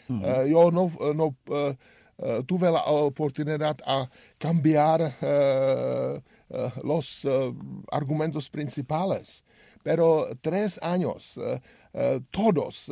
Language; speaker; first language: Spanish; non-native, learner; Czech